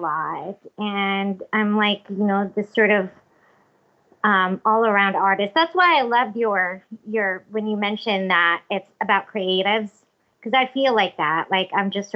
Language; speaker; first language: English; non-native, local second language; Cebuano